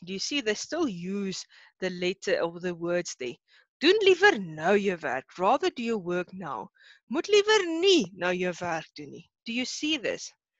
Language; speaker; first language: English; non-native, local second language; Afrikaans